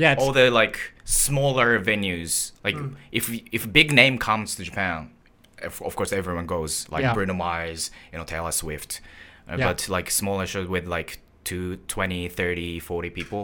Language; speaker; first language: English; non-native, fluent; Japanese